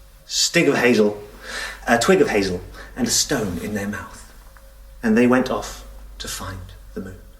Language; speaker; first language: English; native; English